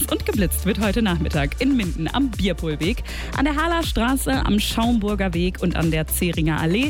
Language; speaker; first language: German; native; German